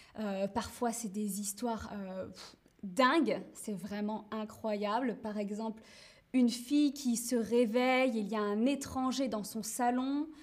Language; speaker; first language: French; native; French